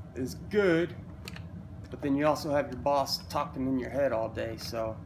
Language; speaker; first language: English; native; English